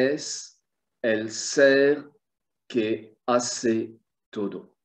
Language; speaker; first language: Spanish; non-native, fluent; French